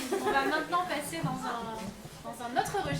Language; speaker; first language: French; native; French